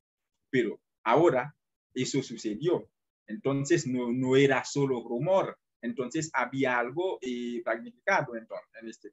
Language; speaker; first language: Spanish; non-native, fluent; Haitian Creole